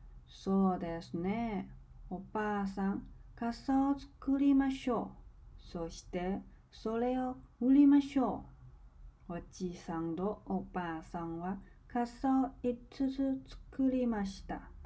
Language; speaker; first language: Japanese; non-native, learner; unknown